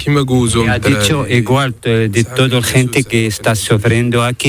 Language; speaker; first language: Spanish; non-native, learner; Arabic